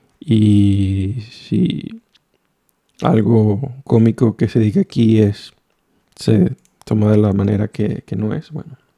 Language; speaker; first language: Spanish; native; Spanish